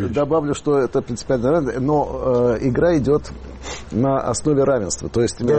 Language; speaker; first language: Russian; native; Russian